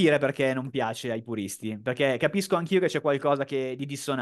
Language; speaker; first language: Italian; native; Italian